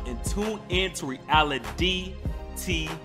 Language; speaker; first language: English; native; English